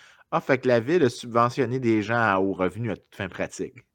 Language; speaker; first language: French; native; French